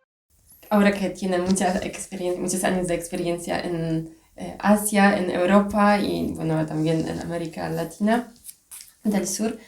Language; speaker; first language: Spanish; non-native, fluent; Polish